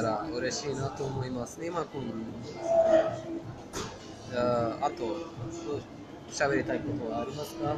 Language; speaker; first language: Japanese; non-native, fluent; Persian